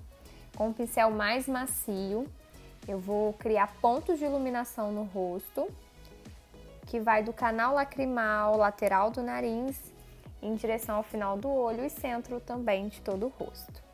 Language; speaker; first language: Portuguese; native; Portuguese